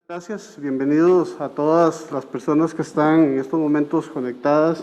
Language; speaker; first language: Spanish; native; Spanish